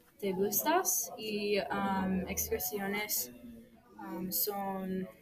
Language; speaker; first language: Spanish; non-native, learner; English